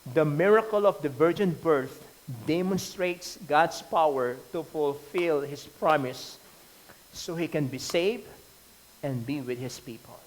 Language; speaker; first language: English; non-native, local second language; Filipino